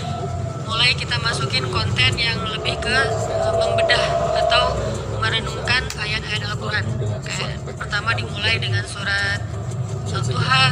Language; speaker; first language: Indonesian; native; Indonesian